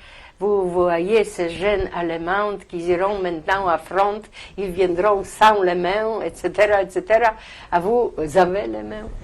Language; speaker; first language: French; non-native, learner; Polish